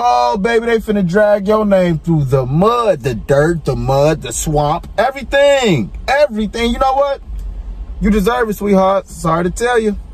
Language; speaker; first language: English; native; English